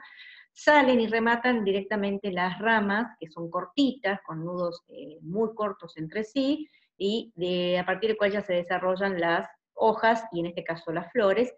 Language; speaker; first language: Spanish; native; Spanish